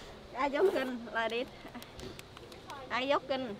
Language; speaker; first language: English; non-native, learner; Vietnamese